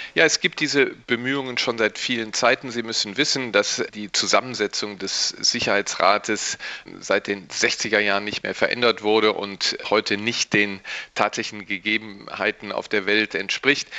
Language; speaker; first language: German; native; German